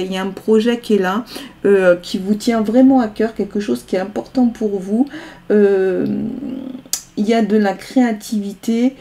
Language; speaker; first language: French; native; French